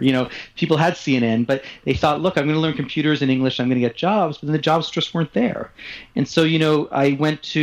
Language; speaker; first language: English; native; English